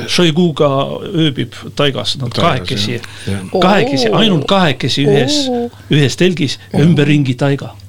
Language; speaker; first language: Estonian; non-native, local second language; Russian